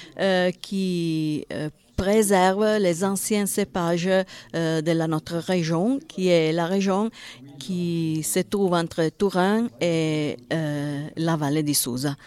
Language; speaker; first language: French; non-native, learner; Italian